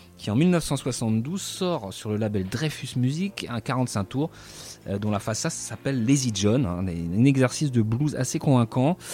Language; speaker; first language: French; native; French